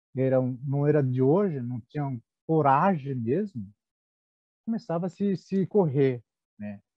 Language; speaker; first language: Portuguese; non-native, local second language; Guarani